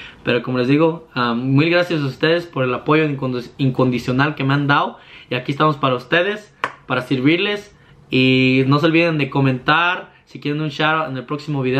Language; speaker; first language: Spanish; early bilingual, heritage; Spanish